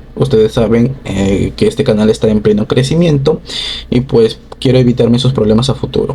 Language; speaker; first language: Spanish; native; Spanish